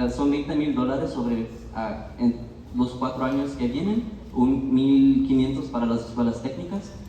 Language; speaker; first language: Spanish; early bilingual, heritage; Spanish